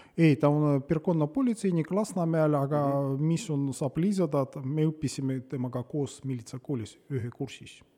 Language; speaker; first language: Estonian; non-native, local second language; Russian